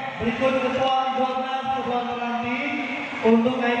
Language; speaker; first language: Indonesian; native; Indonesian